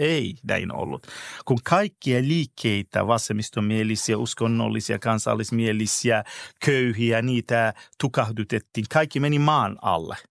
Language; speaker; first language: Finnish; non-native, fluent; Persian